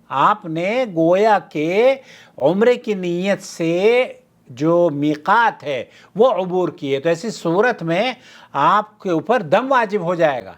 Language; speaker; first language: Urdu; native; Urdu